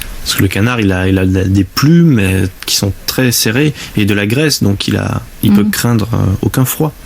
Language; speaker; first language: French; native; French